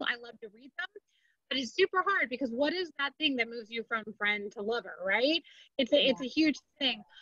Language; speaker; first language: English; native; English